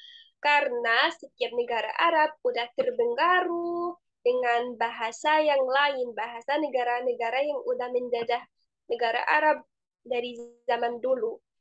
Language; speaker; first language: Indonesian; non-native, fluent; Arabic